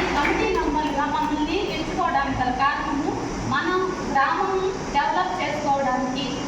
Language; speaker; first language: Telugu; non-native, local second language; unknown